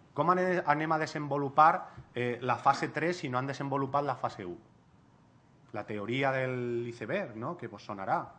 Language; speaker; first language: Catalan; non-native, local second language; Spanish